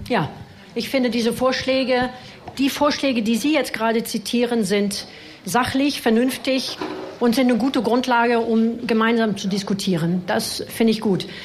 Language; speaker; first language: German; non-native, fluent; French